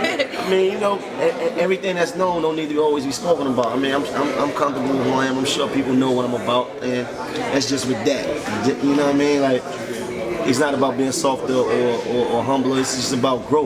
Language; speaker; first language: English; native; English